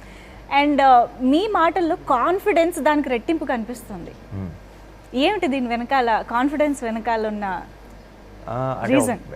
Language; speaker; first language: Telugu; native; Telugu